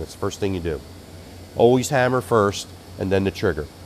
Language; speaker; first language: English; native; English